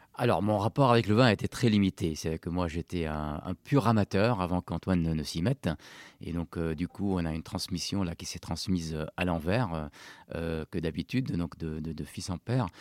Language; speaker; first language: French; non-native, local second language; Arabic